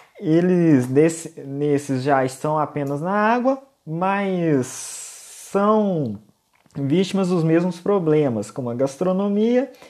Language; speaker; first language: Portuguese; native; Portuguese